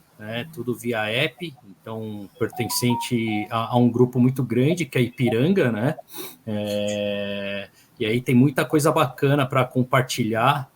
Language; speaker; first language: Portuguese; native; Portuguese